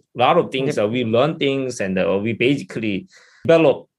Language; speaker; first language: English; non-native, fluent; Korean